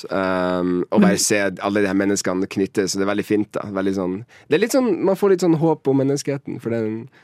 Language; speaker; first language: Norwegian; native; Norwegian